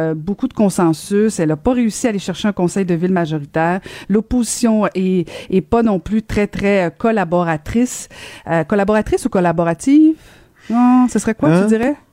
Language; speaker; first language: French; native; French